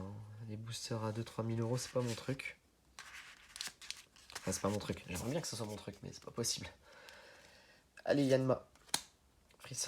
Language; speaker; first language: French; native; French